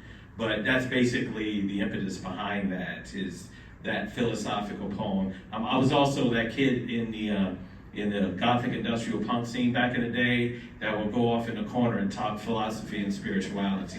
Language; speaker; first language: English; native; English